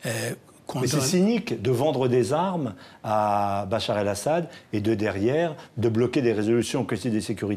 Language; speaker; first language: French; native; French